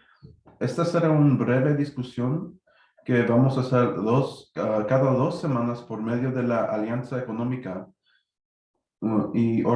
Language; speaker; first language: Spanish; early bilingual, heritage; Spanish